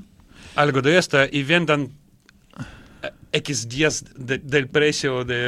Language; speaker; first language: Spanish; non-native, learner; Russian